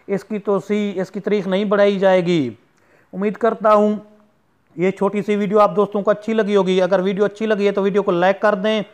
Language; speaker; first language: Urdu; non-native, local second language; Saraiki